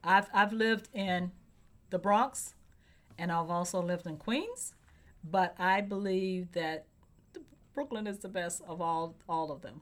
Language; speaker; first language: English; native; English